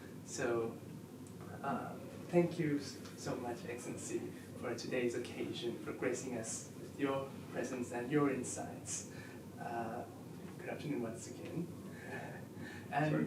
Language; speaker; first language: English; non-native, fluent; Thai